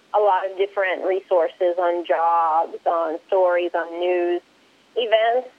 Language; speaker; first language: English; early bilingual, other home language; Spanish